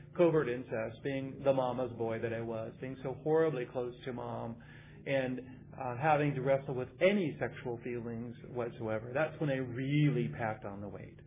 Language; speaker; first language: English; native; English